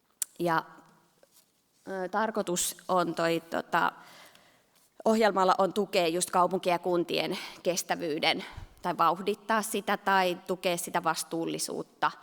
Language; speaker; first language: Finnish; native; Finnish